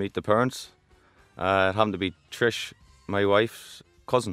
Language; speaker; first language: English; native; English